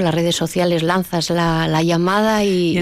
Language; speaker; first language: Spanish; native; Spanish